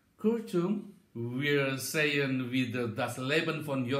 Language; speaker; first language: German; non-native, learner; Indonesian